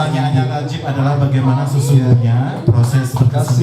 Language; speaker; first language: Indonesian; native; Indonesian